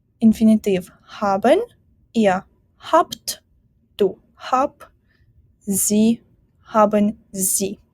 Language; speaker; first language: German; non-native, fluent; Ukrainian